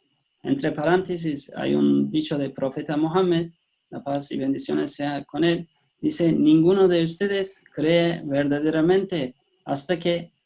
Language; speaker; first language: Spanish; non-native, fluent; Turkish